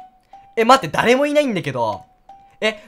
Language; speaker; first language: Japanese; native; Japanese